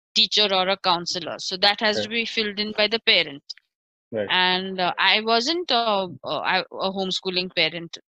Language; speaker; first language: English; non-native, local second language; Marathi